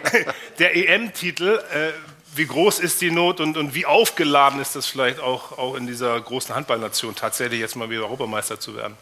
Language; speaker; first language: German; native; German